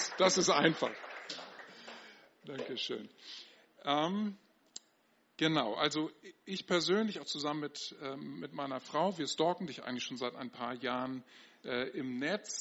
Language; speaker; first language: German; native; German